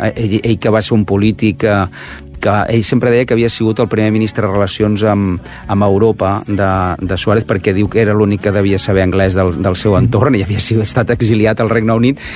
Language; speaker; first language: Catalan; native; Catalan